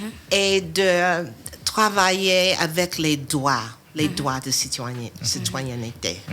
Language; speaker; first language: French; non-native, fluent; English